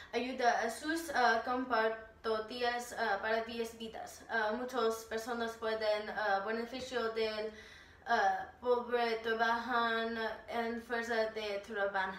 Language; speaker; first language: Spanish; non-native, learner; English